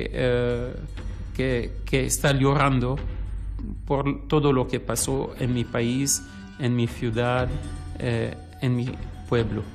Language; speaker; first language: Spanish; non-native, fluent; Arabic